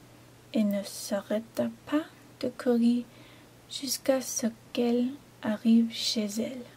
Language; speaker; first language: French; non-native, learner; English